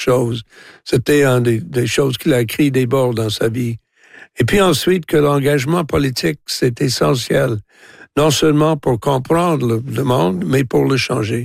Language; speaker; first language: French; non-native, local second language; English